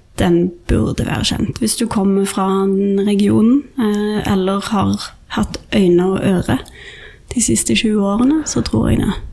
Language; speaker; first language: Norwegian; native; Norwegian